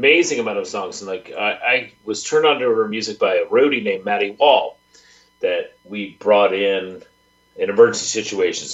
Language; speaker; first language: English; native; English